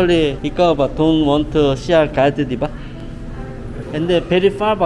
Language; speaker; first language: English; non-native, learner; Korean